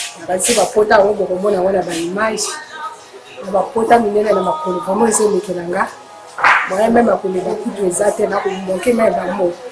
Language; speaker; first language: Lingala; native; Lingala